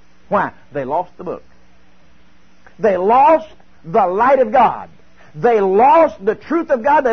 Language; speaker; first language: English; native; English